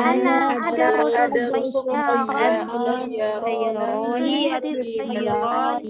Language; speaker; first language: Arabic; non-native, learner; Indonesian